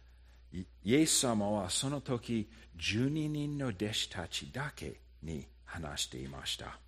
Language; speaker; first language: Japanese; non-native, fluent; English